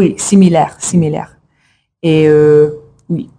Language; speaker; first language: French; non-native, learner; English